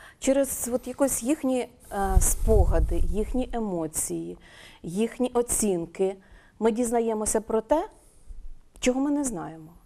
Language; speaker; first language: Ukrainian; native; Ukrainian